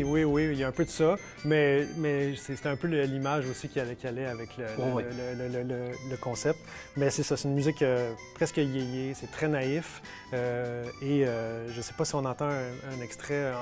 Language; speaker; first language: French; native; French